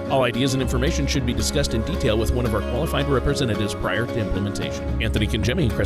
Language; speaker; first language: English; native; English